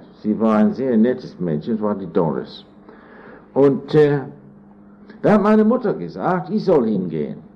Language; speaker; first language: German; non-native, fluent; English